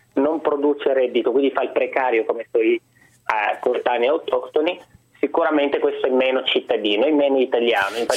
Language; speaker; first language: Italian; early bilingual, other home language; Arabic